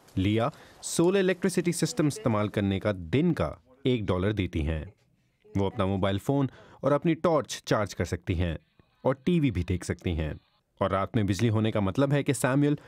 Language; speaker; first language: Urdu; native; Urdu